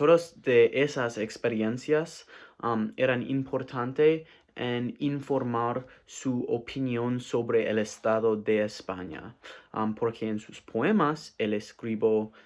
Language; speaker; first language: Spanish; non-native, learner; English